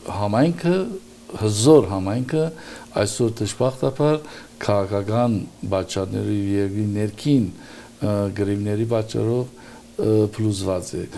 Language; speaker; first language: Armenian; early bilingual, heritage; Armenian